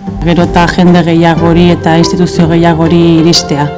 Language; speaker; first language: Basque; native; Basque